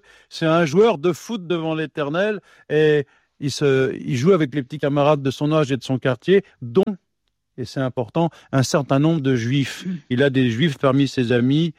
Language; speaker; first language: French; native; French